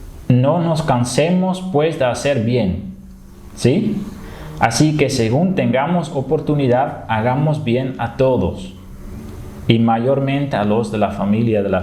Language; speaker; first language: Spanish; non-native, fluent; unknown